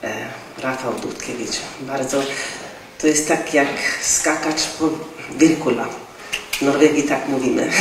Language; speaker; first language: Polish; non-native, fluent; Norwegian